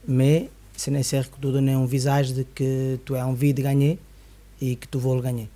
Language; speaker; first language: French; non-native, fluent; Spanish